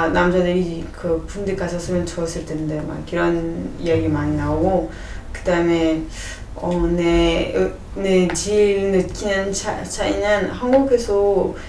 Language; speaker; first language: Korean; non-native, learner; French